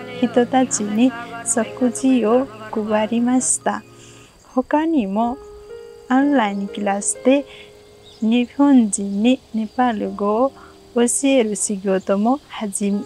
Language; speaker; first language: Japanese; non-native, learner; Nepali